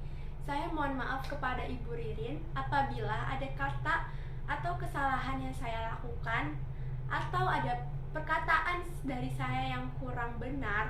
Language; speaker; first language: Indonesian; native; Indonesian